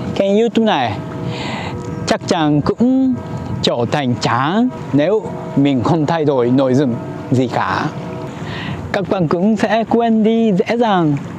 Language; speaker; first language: Vietnamese; non-native, fluent; Japanese